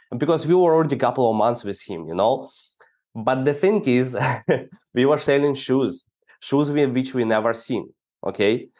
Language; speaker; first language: English; non-native, fluent; Ukrainian